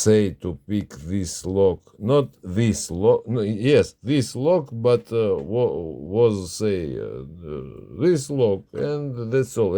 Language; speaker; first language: English; non-native, learner; Russian